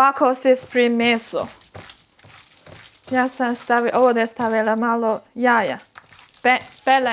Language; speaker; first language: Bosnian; non-native, learner; Chinese